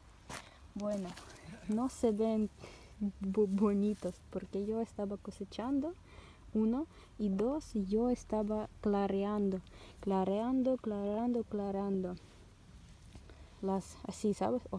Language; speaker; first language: Spanish; non-native, learner; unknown